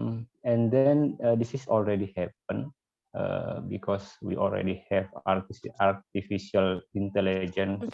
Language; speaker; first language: English; non-native, learner; Indonesian